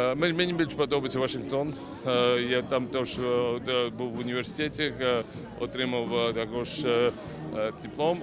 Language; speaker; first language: Ukrainian; non-native, fluent; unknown